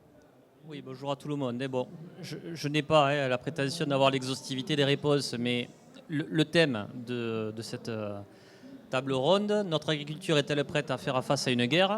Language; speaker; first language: French; native; French